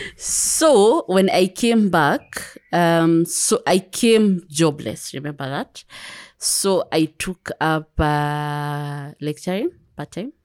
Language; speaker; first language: English; non-native, local second language; Kikuyu